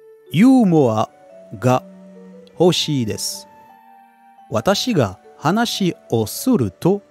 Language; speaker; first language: Japanese; non-native, learner; French